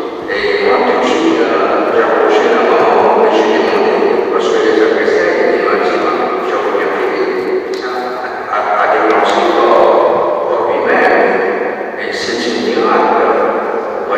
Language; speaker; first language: French; non-native, local second language; Morisyen